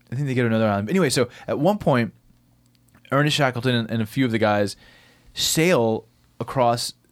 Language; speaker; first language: English; native; English